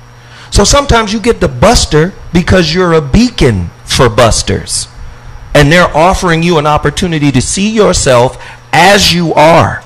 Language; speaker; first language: English; native; English